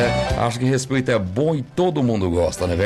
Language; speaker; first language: Portuguese; native; Portuguese